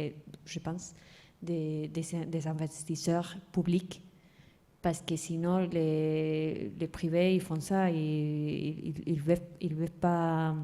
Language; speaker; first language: French; non-native, fluent; Spanish